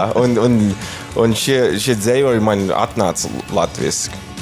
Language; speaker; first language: Latvian; early bilingual, heritage; Latvian